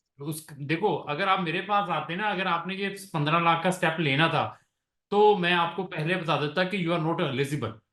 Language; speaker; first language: Hindi; non-native, local second language; Punjabi